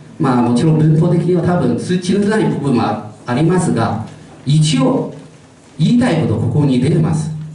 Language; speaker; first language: Japanese; non-native, fluent; Chinese